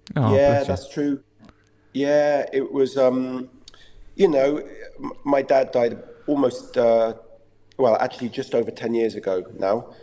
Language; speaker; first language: English; native; English